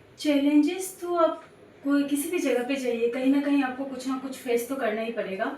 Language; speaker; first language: Hindi; non-native, local second language; Bhojpuri